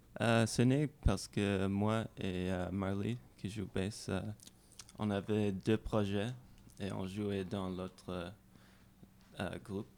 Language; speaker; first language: French; non-native, learner; English